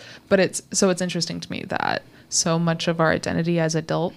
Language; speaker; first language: English; native; English